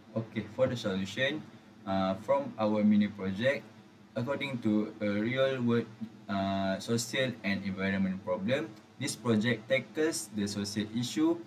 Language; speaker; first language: English; non-native, local second language; Malay